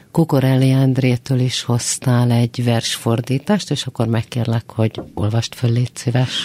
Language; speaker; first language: Hungarian; native; Hungarian